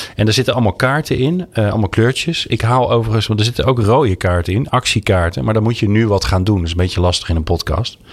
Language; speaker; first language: Dutch; native; Dutch